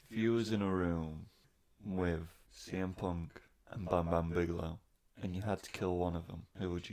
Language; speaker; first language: English; native; English